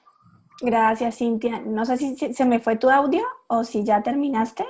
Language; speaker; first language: Spanish; native; Spanish